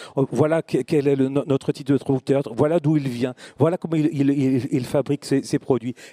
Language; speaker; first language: French; native; French